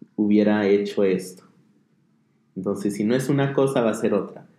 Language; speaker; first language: Spanish; early bilingual, heritage; Spanish